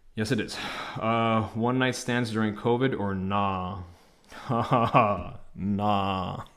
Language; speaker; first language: English; native; English